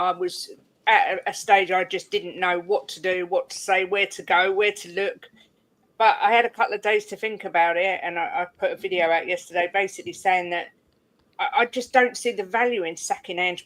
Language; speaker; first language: English; native; English